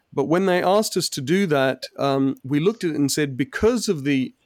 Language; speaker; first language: English; native; English